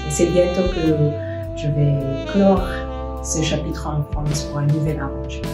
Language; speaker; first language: French; non-native, fluent; Filipino